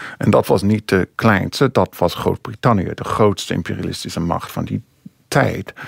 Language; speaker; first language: Dutch; non-native, fluent; English